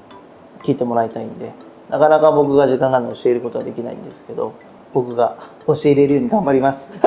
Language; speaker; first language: Japanese; native; Japanese